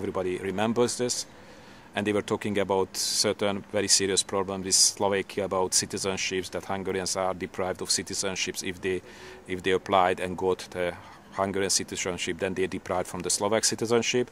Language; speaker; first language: English; non-native, fluent; Hungarian